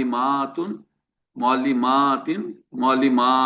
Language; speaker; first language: Arabic; non-native, fluent; Urdu